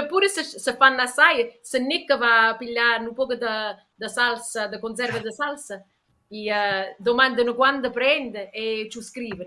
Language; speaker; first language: Italian; early bilingual, heritage; English